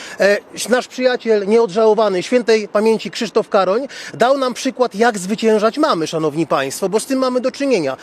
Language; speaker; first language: Polish; native; Polish